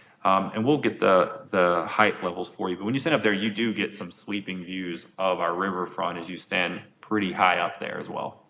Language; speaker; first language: English; native; English